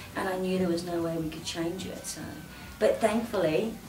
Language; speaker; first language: English; native; English